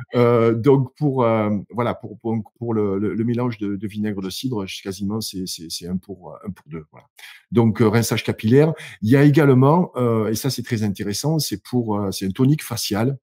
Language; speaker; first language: French; native; French